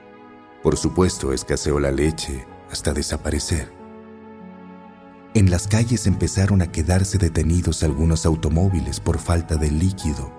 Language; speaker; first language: Spanish; native; Spanish